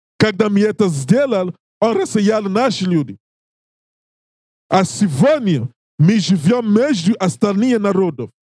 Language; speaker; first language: Russian; non-native, learner; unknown